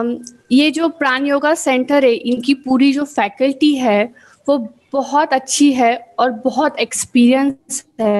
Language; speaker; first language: Hindi; native; Hindi